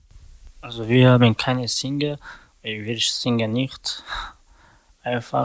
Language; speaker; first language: German; non-native, learner; Romany